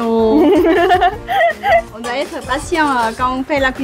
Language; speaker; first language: French; non-native, fluent; Vietnamese